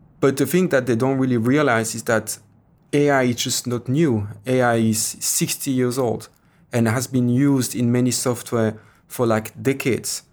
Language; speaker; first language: English; non-native, fluent; French